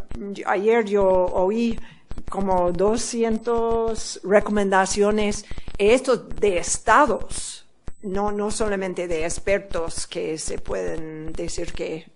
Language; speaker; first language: Spanish; non-native, fluent; English